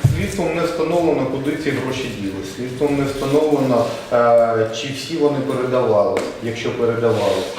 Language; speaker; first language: Ukrainian; non-native, local second language; Russian